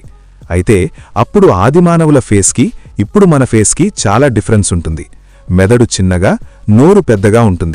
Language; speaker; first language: Telugu; native; Telugu